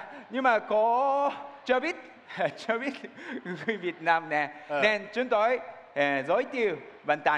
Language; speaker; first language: Vietnamese; non-native, learner; Japanese